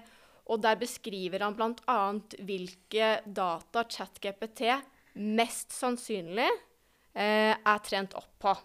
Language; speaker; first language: Norwegian; native; Norwegian